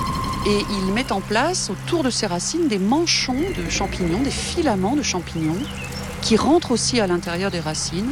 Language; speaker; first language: French; native; French